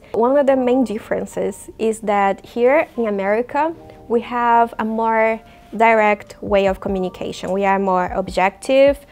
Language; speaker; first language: English; non-native, fluent; Portuguese